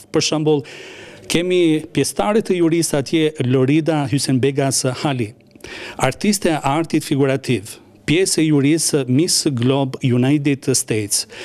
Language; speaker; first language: Albanian; native; Albanian